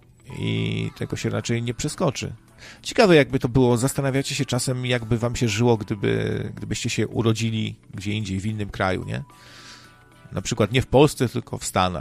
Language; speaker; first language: Polish; native; Polish